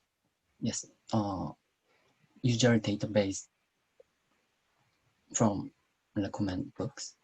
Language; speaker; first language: English; non-native, learner; Korean